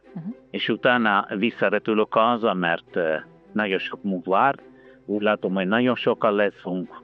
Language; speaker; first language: Hungarian; non-native, fluent; Italian